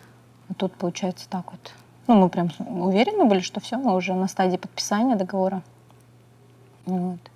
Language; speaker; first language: Russian; native; Russian